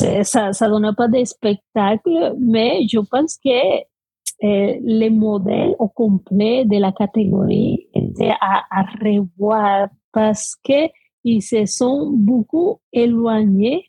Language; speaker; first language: French; non-native, fluent; Spanish